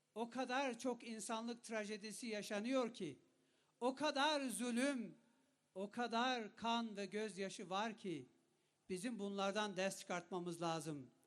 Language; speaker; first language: Turkish; non-native, local second language; Kurdish